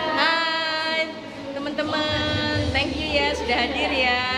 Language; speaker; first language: Indonesian; native; Indonesian